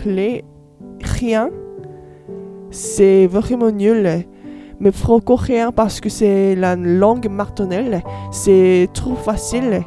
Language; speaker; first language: French; non-native, learner; Korean